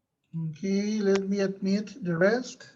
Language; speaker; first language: English; non-native, fluent; Spanish